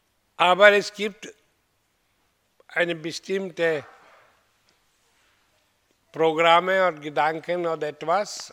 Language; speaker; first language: German; non-native, fluent; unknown